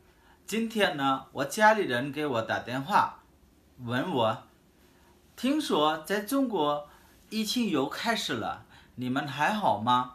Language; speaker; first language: Chinese; non-native, fluent; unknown